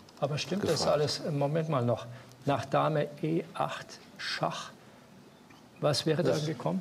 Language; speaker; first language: German; native; German